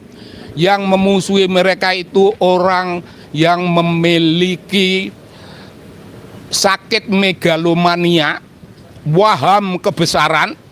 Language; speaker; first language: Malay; non-native, local second language; Javanese